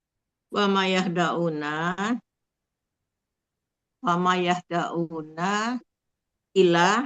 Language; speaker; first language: Arabic; non-native, learner; Indonesian